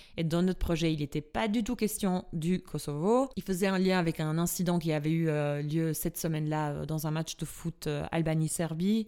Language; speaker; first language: French; non-native, fluent; Albanian